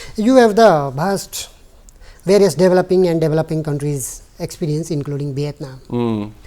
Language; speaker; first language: English; non-native, local second language; Nepali